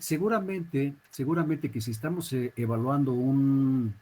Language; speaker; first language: Spanish; native; Spanish